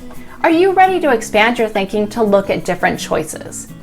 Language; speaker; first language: English; native; English